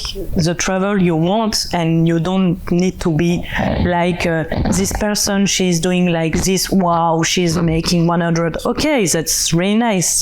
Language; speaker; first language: English; non-native, fluent; French